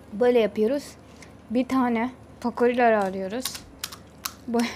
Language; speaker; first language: Turkish; non-native, learner; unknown